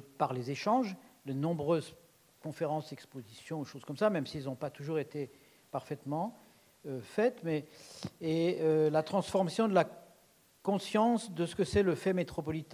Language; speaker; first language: French; native; French